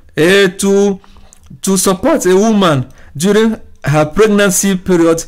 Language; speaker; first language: English; non-native, fluent; Ewe